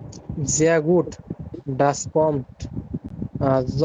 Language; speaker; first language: German; non-native, learner; Bangla